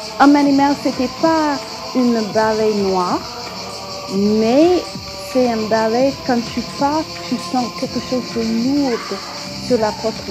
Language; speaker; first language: French; non-native, fluent; English